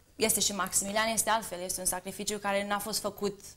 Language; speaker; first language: Romanian; early bilingual, heritage; Romanian